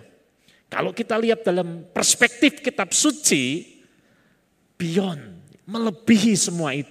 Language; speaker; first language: Indonesian; native; Indonesian